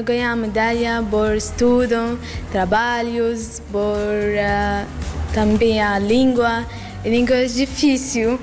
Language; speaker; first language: Portuguese; non-native, learner; Arabic